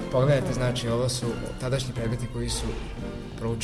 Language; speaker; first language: Croatian; native; Croatian